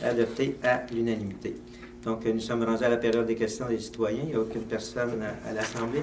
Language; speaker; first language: French; native; French